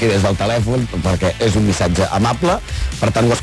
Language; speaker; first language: Catalan; native; Catalan